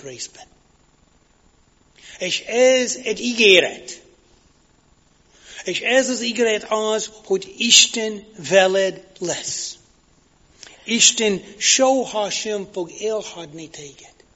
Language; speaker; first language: Hungarian; non-native, fluent; English